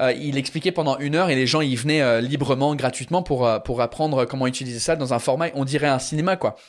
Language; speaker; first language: French; early bilingual, other home language; English